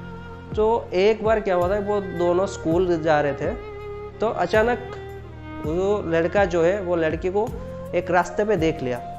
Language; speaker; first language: Hindi; non-native, local second language; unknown